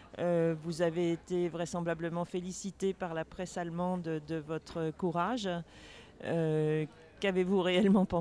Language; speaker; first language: French; native; French